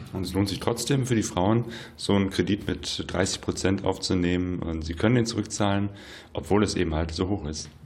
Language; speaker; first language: German; native; German